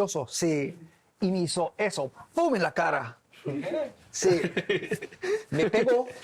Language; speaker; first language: Spanish; non-native, learner; English